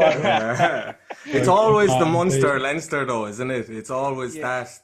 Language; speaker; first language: English; native; English